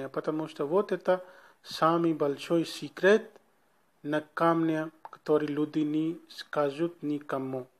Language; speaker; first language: Russian; non-native, learner; Urdu